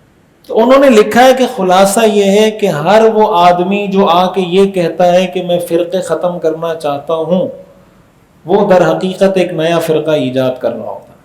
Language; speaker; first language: Urdu; native; Urdu